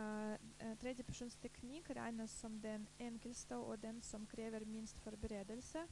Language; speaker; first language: Norwegian; non-native, fluent; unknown